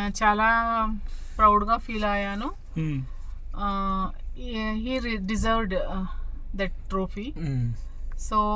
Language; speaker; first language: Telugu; non-native, local second language; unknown